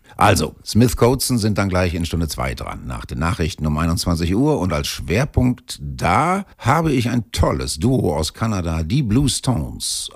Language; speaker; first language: German; native; German